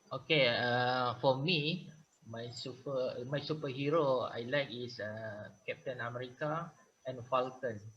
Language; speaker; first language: English; non-native, learner; Malay